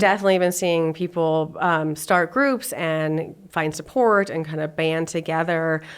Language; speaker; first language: English; native; English